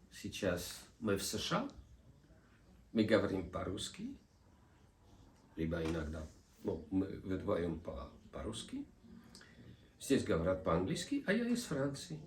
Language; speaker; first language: Russian; non-native, fluent; French